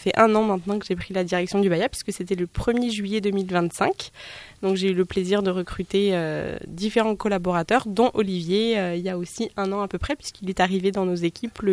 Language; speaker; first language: French; native; French